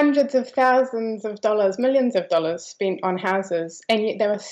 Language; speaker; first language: English; native; English